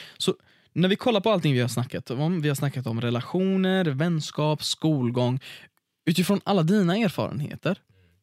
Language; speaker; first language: Swedish; early bilingual, other home language; Arabic